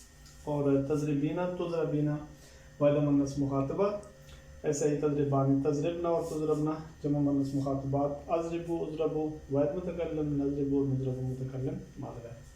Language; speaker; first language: Urdu; native; Urdu